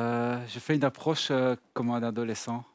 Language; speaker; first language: French; native; French